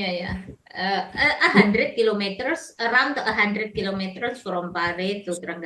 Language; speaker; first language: English; non-native, fluent; Indonesian